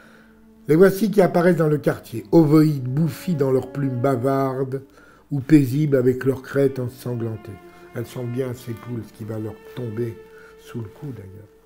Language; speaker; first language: French; native; French